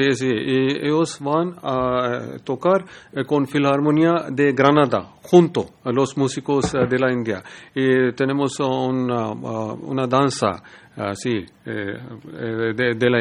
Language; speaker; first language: Spanish; non-native, learner; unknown